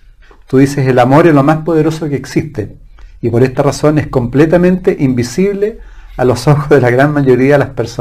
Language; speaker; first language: Spanish; native; Spanish